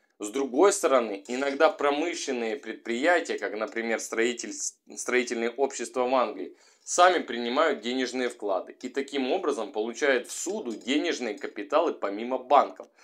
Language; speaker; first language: Russian; native; Russian